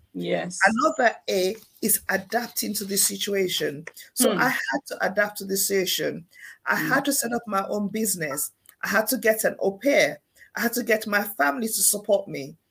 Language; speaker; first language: English; non-native, local second language; Krio